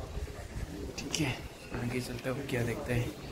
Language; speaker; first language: Hindi; non-native, local second language; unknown